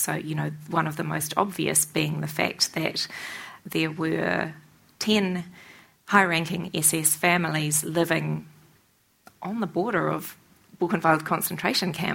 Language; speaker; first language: English; native; English